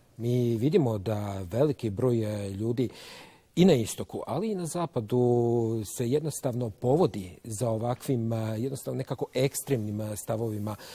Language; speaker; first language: Croatian; native; Croatian